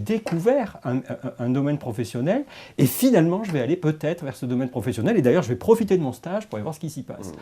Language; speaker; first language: French; native; French